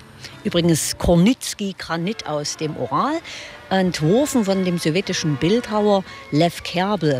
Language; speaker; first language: German; native; German